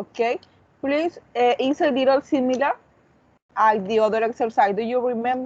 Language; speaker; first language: English; non-native, fluent; Spanish